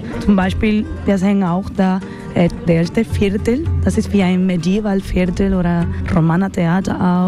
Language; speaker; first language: German; non-native, learner; Spanish